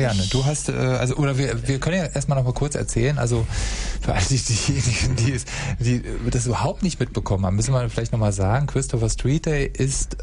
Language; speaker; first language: German; native; German